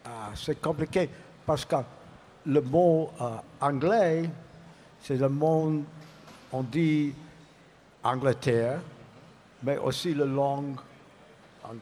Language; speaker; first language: French; non-native, learner; English